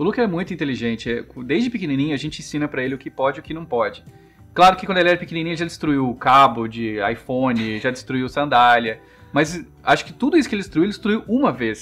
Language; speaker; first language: Portuguese; native; Portuguese